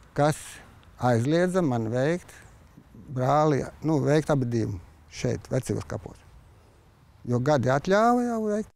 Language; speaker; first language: Latvian; native; Latvian